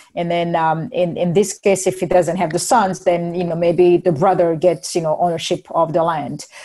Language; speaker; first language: English; non-native, fluent; Rundi